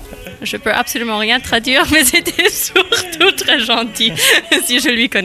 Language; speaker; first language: French; non-native, fluent; German